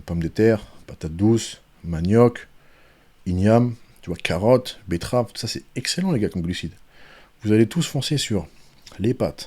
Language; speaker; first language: French; native; French